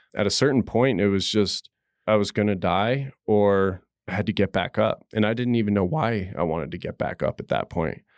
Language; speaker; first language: English; native; English